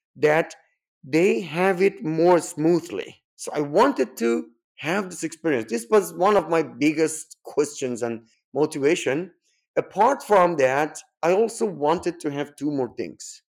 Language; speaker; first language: English; non-native, fluent; Persian